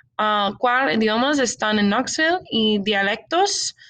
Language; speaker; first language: Spanish; non-native, learner; English